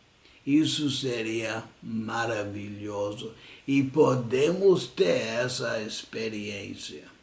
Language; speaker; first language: Portuguese; non-native, fluent; English